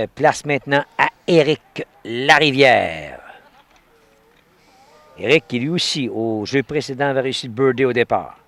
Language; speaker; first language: French; native; French